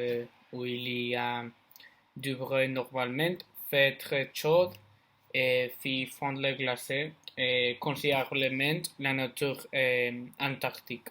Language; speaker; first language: French; non-native, learner; Spanish